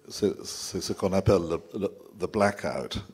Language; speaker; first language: French; non-native, fluent; English